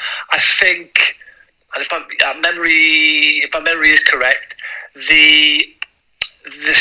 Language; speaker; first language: English; non-native, local second language; Welsh